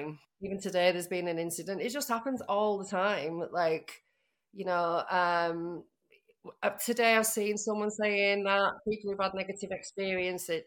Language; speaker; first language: English; native; English